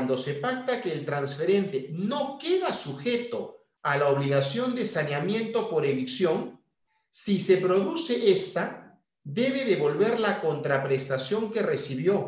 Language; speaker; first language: Spanish; native; Spanish